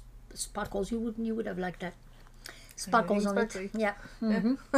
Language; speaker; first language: English; non-native, fluent; French